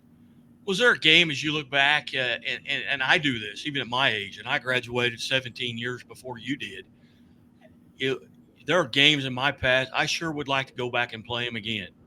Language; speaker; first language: English; native; English